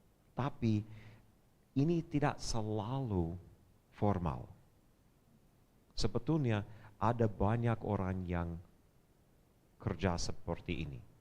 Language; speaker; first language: Indonesian; non-native, fluent; English